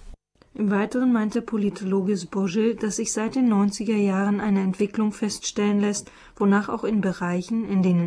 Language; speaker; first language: German; native; German